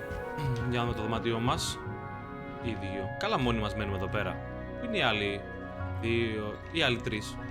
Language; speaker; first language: Greek; native; Greek